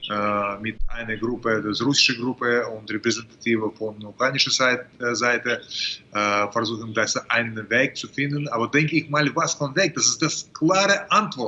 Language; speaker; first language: German; non-native, fluent; Russian